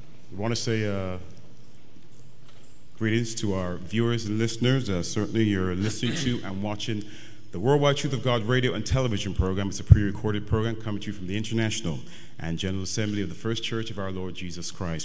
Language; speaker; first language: English; native; English